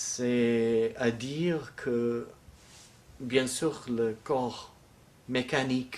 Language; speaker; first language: French; non-native, fluent; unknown